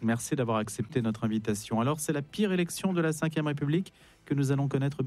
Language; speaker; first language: French; native; French